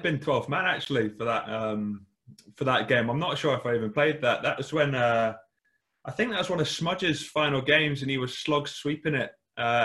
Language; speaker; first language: English; native; English